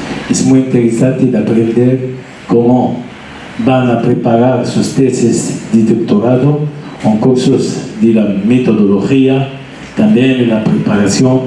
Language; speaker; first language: Spanish; non-native, learner; Arabic